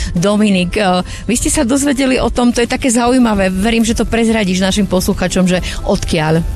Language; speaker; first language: Slovak; native; Slovak